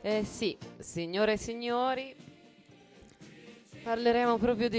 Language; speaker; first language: Italian; native; Italian